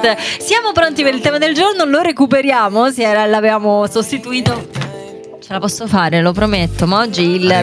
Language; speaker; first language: Italian; native; Italian